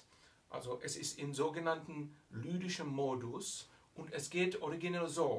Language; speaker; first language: German; non-native, fluent; Czech